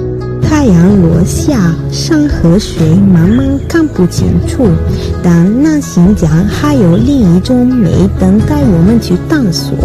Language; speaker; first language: Chinese; non-native, fluent; Italian